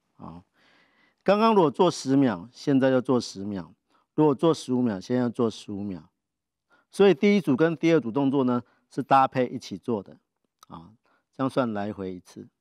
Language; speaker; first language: Chinese; native; Chinese